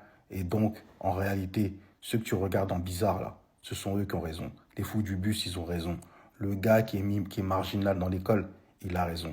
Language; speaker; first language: French; native; French